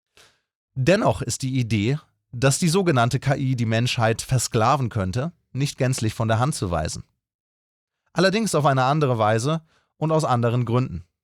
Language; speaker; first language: German; native; German